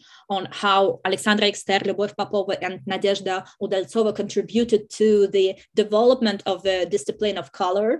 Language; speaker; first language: English; non-native, fluent; Russian